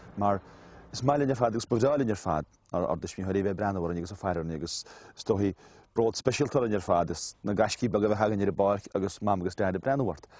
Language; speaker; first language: Irish; native; Irish